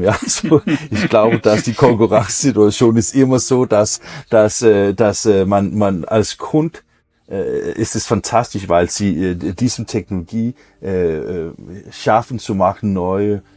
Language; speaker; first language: German; non-native, learner; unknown